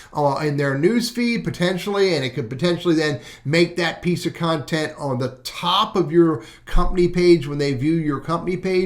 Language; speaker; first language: English; native; English